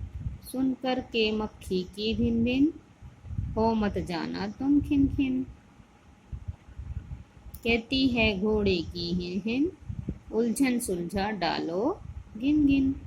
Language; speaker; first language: Hindi; native; Hindi